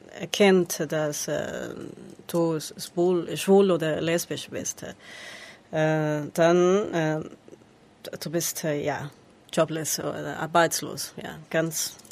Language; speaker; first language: German; non-native, learner; Spanish